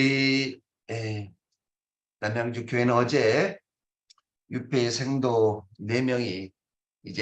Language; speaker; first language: Korean; native; Korean